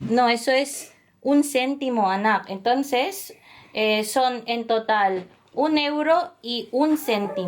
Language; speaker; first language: Spanish; non-native, learner; Filipino